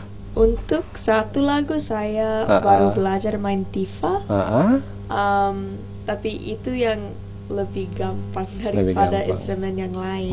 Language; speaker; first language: Indonesian; non-native, learner; English